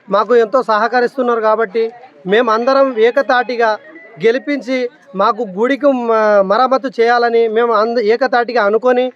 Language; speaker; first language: Telugu; non-native, local second language; Lambadi